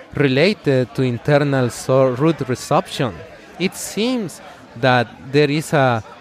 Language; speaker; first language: English; non-native, fluent; Spanish